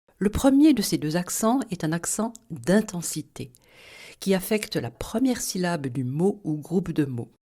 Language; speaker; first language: French; native; French